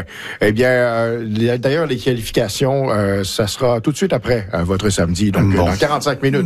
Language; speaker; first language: French; native; French